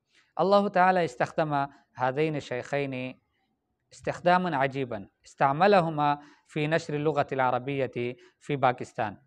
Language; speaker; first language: Arabic; non-native, fluent; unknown